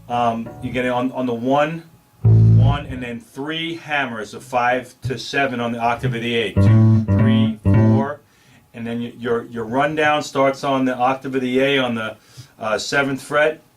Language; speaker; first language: English; native; English